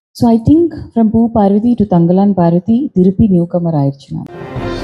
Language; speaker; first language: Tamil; non-native, learner; Malayalam